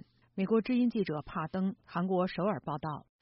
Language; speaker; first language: Chinese; native; Chinese